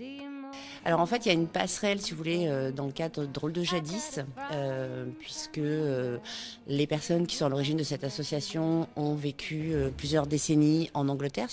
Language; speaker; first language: French; native; French